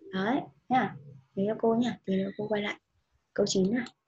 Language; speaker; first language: Vietnamese; native; Vietnamese